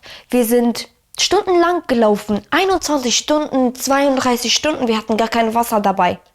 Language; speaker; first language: German; early bilingual, other home language; Arabic